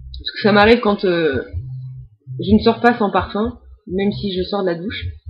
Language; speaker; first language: French; native; French